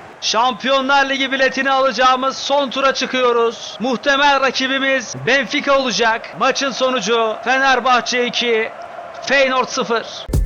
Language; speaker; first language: Turkish; native; Turkish